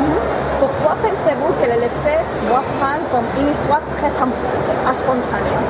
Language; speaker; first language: French; non-native, learner; Spanish